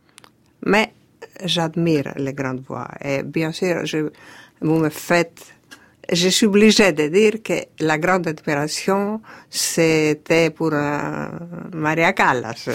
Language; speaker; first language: French; non-native, fluent; Greek